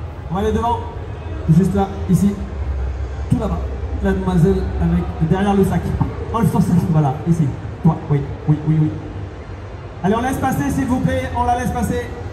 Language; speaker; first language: French; native; French